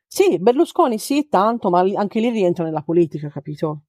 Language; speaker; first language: Italian; native; Italian